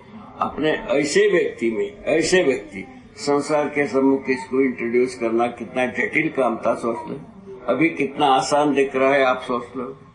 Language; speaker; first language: Hindi; non-native, local second language; Kannada